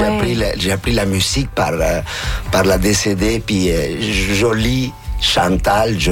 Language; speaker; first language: French; non-native, fluent; Spanish